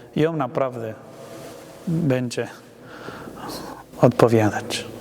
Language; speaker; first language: Polish; non-native, learner; Spanish